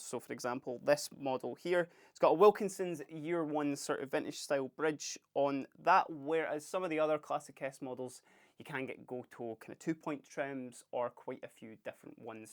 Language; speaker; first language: English; native; English